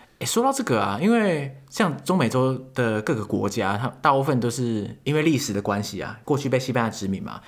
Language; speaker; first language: Chinese; native; Chinese